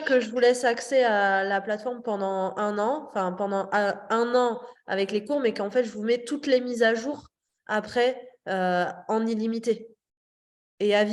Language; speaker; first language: French; native; French